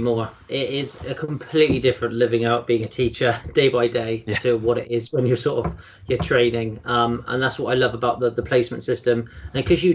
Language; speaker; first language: English; native; English